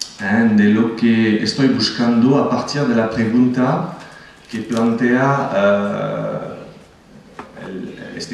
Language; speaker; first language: Spanish; non-native, fluent; French